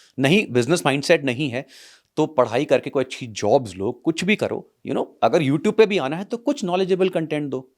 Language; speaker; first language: Hindi; non-native, local second language; Punjabi